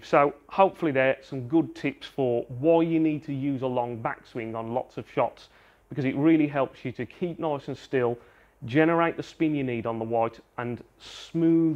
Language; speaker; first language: English; native; English